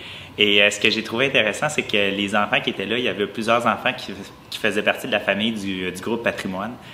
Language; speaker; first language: French; native; French